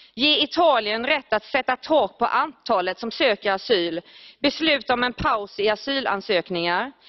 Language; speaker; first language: Swedish; native; Swedish